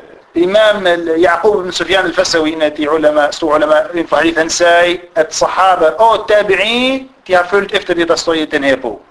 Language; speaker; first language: Danish; non-native, fluent; Arabic